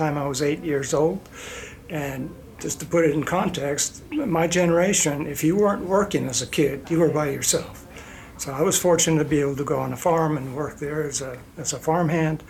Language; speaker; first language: English; non-native, fluent; Icelandic